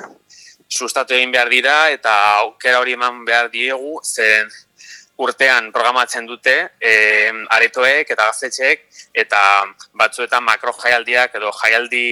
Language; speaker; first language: Basque; non-native, local second language; Spanish